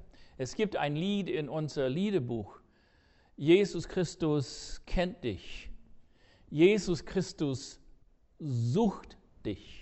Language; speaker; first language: German; non-native, fluent; English